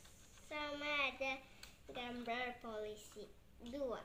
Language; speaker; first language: Indonesian; early bilingual, heritage; English